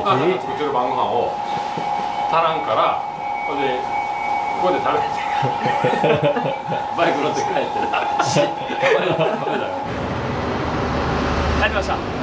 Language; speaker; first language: Japanese; native; Japanese